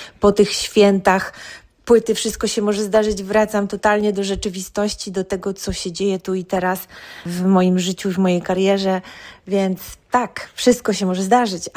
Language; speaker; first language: Polish; native; Polish